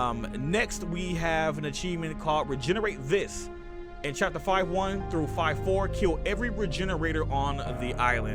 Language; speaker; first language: English; native; English